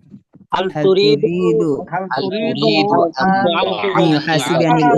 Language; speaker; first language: Arabic; non-native, learner; Bangla